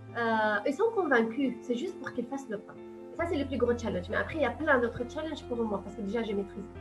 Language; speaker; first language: French; non-native, local second language; Arabic